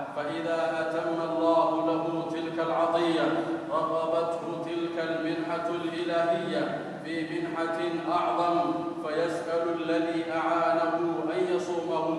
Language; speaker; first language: Arabic; non-native, local second language; Somali